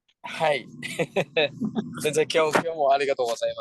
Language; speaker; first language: Japanese; non-native, learner; Thai